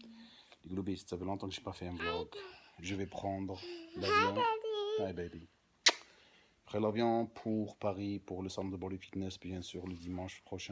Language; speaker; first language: French; non-native, local second language; Arabic